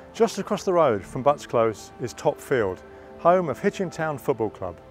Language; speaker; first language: English; native; English